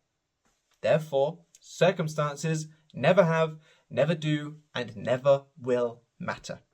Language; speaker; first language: English; native; English